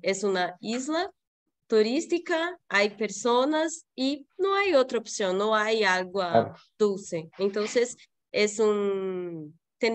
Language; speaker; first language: Spanish; non-native, fluent; Portuguese